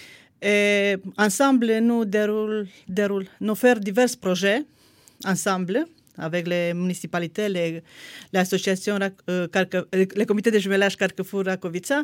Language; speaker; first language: French; non-native, fluent; Romanian